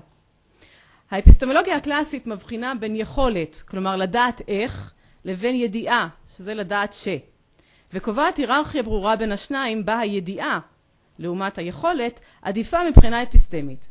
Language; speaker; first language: Hebrew; native; Hebrew